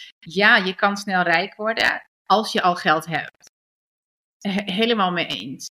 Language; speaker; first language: Dutch; early bilingual, other home language; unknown